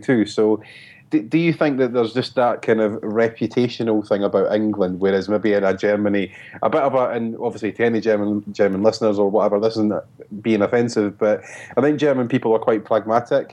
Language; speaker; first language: English; native; English